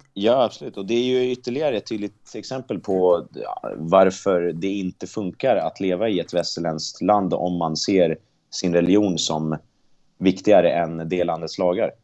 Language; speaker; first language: Swedish; native; Swedish